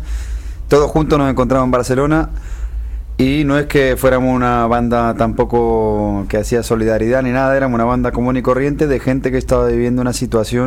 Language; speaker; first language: Spanish; native; Spanish